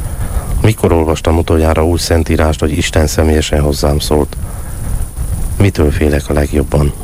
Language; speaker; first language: Hungarian; native; Hungarian